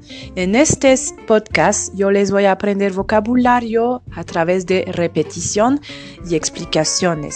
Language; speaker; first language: Spanish; non-native, fluent; French